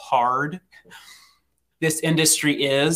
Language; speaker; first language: English; native; English